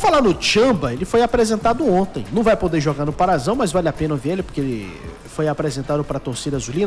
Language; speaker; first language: Portuguese; native; Portuguese